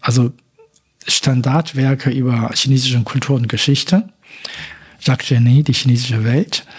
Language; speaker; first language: German; non-native, fluent; Chinese